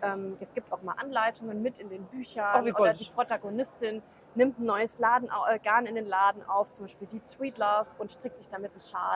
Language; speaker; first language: German; native; German